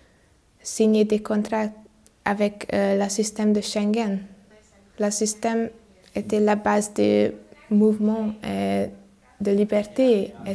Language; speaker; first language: French; non-native, learner; Hungarian